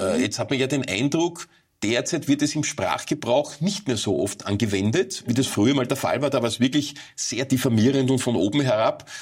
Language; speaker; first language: German; native; German